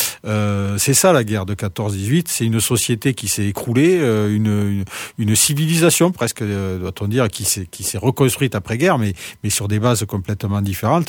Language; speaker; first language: French; native; French